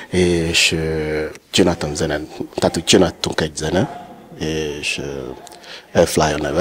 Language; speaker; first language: Hungarian; non-native, learner; Yoruba